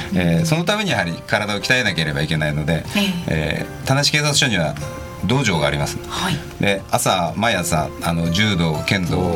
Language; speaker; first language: Japanese; native; Japanese